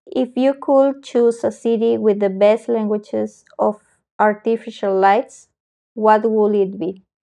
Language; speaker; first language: English; non-native, learner; Spanish